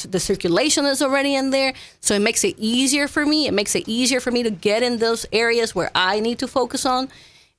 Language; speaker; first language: English; non-native, fluent; Spanish